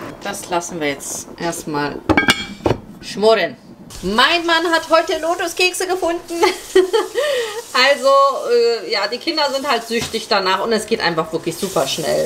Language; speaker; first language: German; native; German